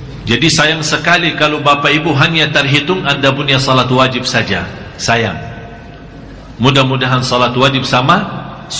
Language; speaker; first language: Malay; non-native, fluent; Arabic